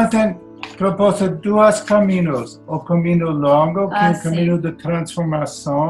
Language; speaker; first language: Portuguese; non-native, learner; English